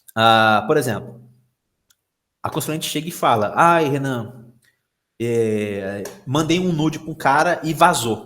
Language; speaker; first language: Portuguese; native; Portuguese